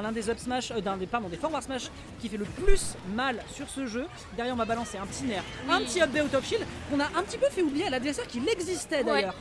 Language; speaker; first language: French; native; French